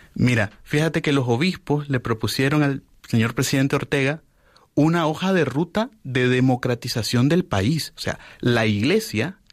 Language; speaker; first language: Spanish; native; Spanish